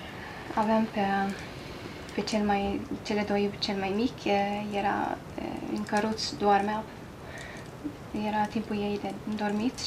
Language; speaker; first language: Romanian; non-native, learner; Norwegian